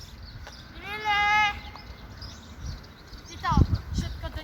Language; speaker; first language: Filipino; early bilingual, heritage; Filipino